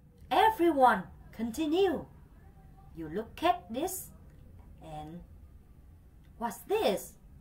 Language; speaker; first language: English; non-native, fluent; Vietnamese